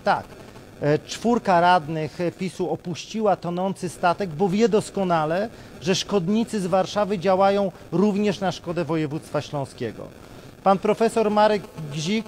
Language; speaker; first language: Polish; native; Polish